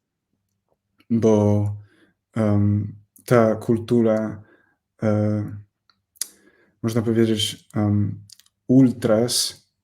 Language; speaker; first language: Polish; non-native, fluent; English